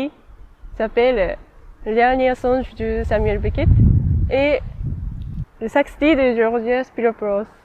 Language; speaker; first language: French; non-native, fluent; Japanese